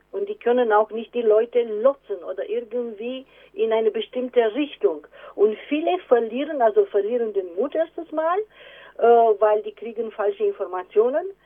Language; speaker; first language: German; non-native, fluent; Romanian